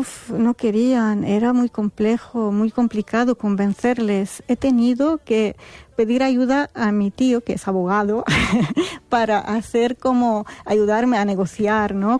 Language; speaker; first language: Spanish; non-native, fluent; Arabic